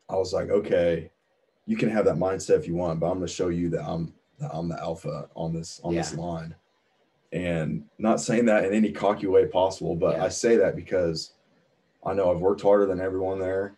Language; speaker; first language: English; native; English